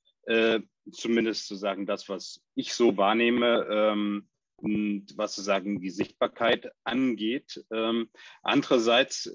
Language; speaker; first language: German; native; German